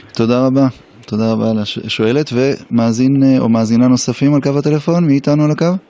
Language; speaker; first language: Hebrew; native; Hebrew